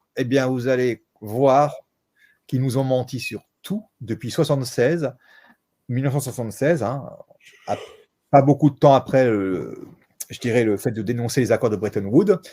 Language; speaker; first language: French; native; French